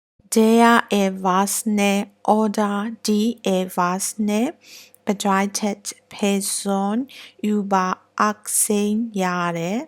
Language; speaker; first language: German; non-native, learner; Burmese